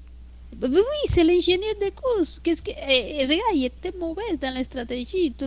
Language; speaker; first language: French; non-native, fluent; Spanish